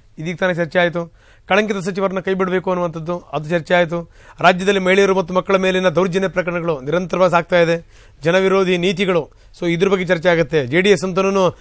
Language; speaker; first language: Kannada; native; Kannada